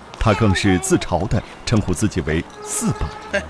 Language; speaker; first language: Chinese; native; Chinese